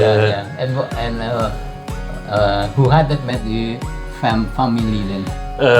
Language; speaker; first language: Dutch; non-native, fluent; Indonesian